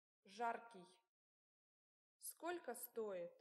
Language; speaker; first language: Russian; non-native, learner; English